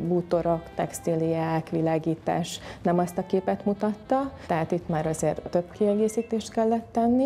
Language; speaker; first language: Hungarian; native; Hungarian